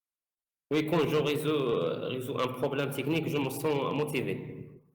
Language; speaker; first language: French; non-native, learner; Arabic